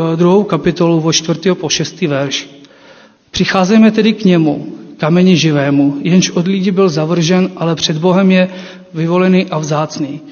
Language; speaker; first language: Czech; non-native, fluent; Ukrainian